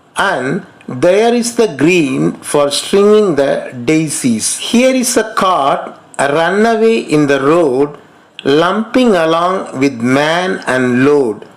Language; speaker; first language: English; non-native, local second language; Tamil